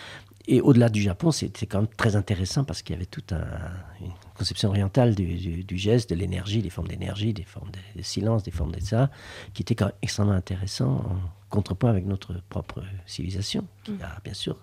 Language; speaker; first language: French; native; French